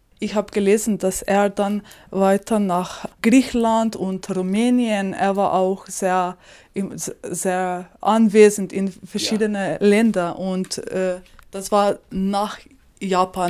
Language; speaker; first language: German; non-native, learner; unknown